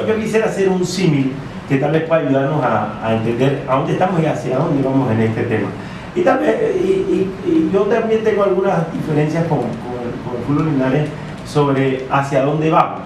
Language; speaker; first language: Spanish; native; Spanish